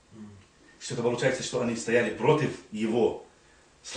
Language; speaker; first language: Russian; non-native, fluent; Arabic